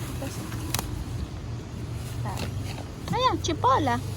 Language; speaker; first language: Italian; non-native, learner; Filipino